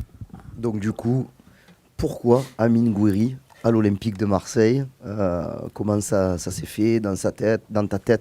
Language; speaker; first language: French; native; French